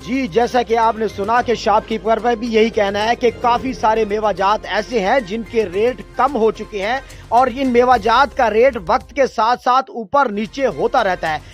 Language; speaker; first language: Urdu; non-native, local second language; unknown